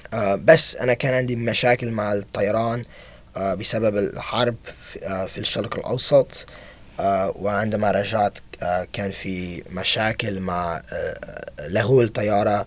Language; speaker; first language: Arabic; non-native, learner; English